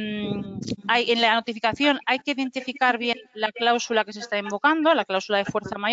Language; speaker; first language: Spanish; native; Spanish